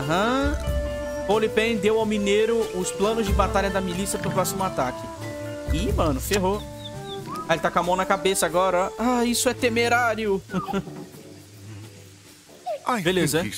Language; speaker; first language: Portuguese; native; Portuguese